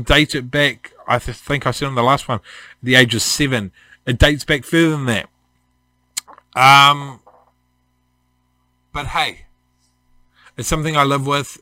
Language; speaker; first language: English; native; English